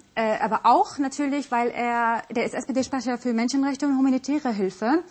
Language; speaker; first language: German; non-native, fluent; Russian